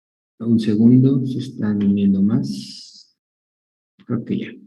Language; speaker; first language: Spanish; native; Spanish